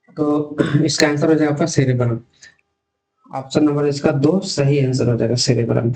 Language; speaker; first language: Hindi; native; Hindi